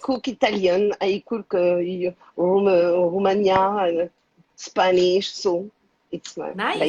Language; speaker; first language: English; non-native, learner; French